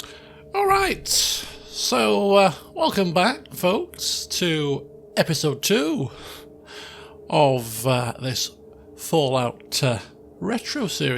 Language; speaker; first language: English; native; English